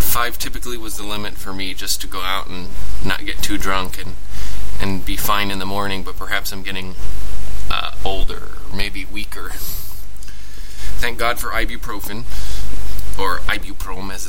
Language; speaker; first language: English; native; English